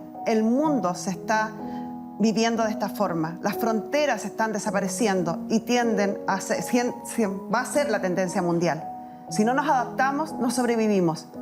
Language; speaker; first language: Spanish; native; Spanish